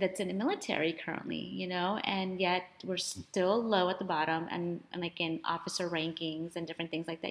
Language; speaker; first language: English; early bilingual, other home language; Spanish